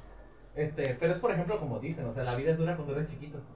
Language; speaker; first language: Spanish; native; Spanish